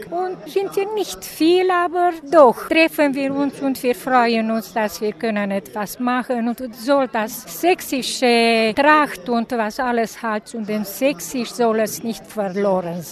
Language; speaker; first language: German; non-native, local second language; Romanian